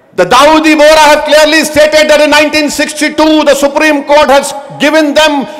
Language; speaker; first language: English; non-native, local second language; Urdu